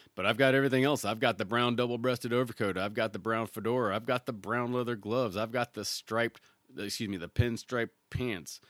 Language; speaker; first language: English; native; English